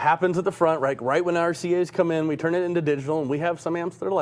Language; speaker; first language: English; native; English